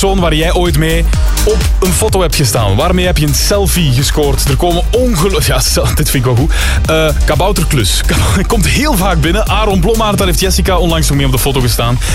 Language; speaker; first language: Dutch; native; Dutch